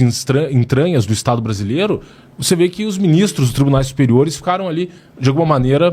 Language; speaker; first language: Portuguese; native; Portuguese